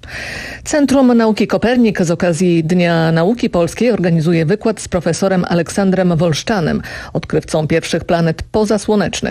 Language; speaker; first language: Polish; native; Polish